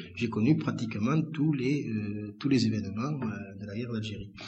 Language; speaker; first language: French; native; French